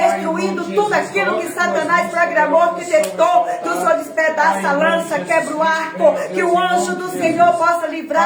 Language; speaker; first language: Portuguese; native; Portuguese